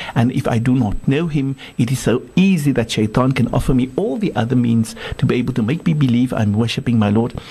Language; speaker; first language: English; non-native, local second language; Afrikaans